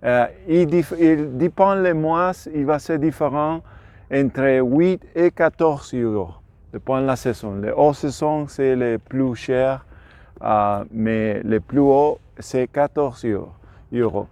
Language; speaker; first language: French; non-native, learner; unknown